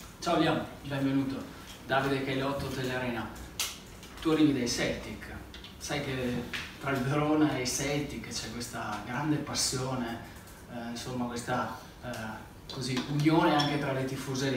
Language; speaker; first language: Italian; native; Italian